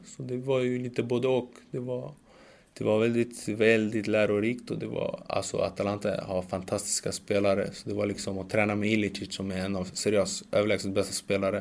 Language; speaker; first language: Swedish; early bilingual, other home language; Macedonian